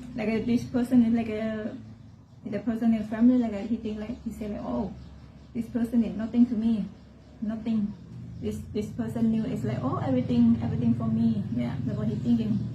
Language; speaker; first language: English; non-native, learner; Thai